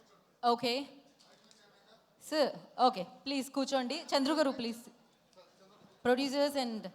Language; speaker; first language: Telugu; native; Telugu